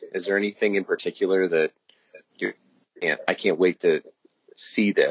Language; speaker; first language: English; native; English